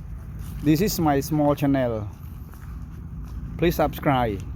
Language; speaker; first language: English; non-native, learner; Khmer